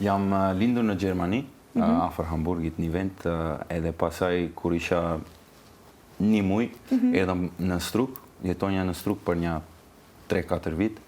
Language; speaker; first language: Albanian; non-native, learner; Turkish